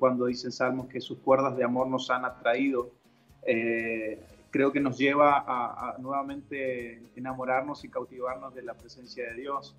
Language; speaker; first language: Spanish; native; Spanish